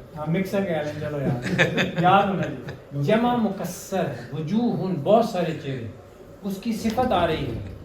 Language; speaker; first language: Urdu; native; Urdu